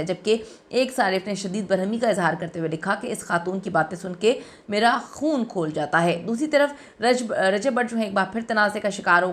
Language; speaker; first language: Urdu; native; Urdu